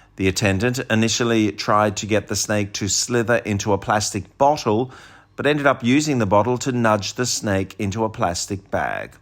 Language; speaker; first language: English; native; English